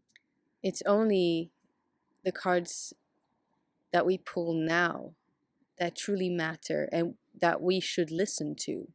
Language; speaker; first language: English; non-native, fluent; Dutch